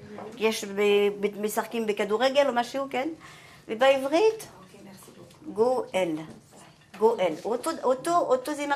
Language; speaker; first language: Hebrew; non-native, fluent; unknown